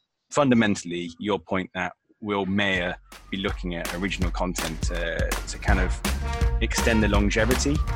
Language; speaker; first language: English; native; English